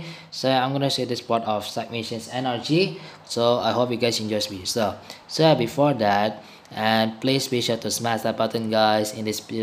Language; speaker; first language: English; non-native, learner; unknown